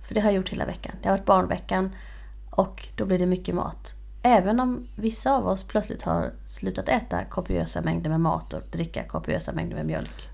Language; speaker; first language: Swedish; native; Swedish